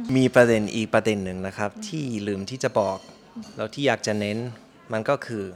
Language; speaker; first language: Thai; non-native, fluent; German